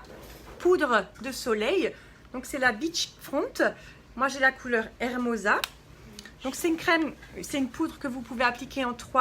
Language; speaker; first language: French; native; French